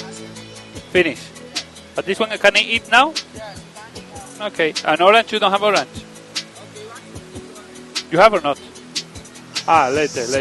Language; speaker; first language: English; non-native, learner; Spanish